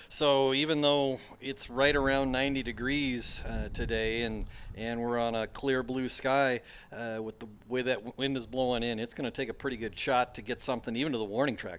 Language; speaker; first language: English; native; English